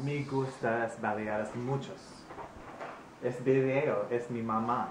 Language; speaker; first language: Spanish; non-native, learner; English